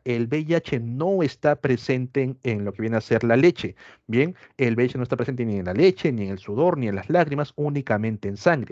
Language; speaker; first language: Spanish; native; Spanish